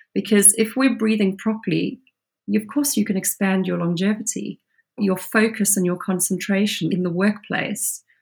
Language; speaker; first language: English; native; English